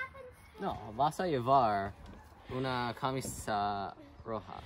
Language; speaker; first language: Spanish; non-native, learner; English